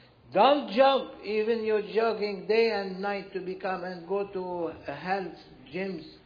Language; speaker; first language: English; non-native, fluent; Arabic